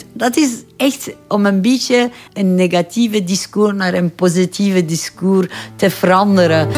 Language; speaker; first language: Dutch; non-native, fluent; Persian